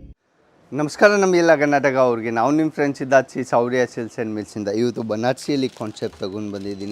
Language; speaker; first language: Kannada; non-native, fluent; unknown